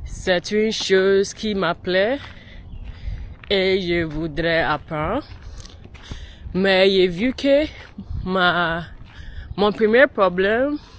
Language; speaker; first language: French; non-native, learner; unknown